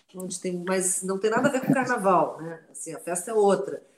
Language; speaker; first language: Portuguese; non-native, local second language; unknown